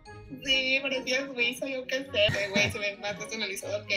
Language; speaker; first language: Spanish; native; Spanish